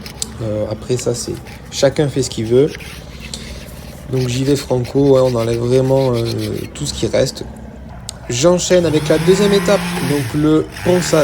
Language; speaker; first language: French; native; French